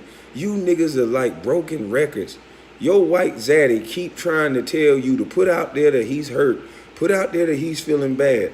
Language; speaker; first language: English; native; English